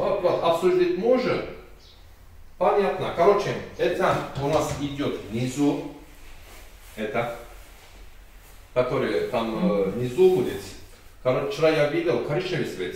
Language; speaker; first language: Russian; non-native, learner; Turkish